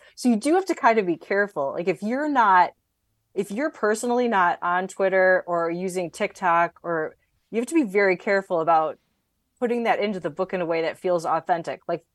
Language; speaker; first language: English; native; English